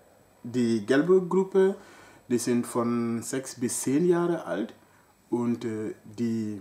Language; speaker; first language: German; non-native, local second language; French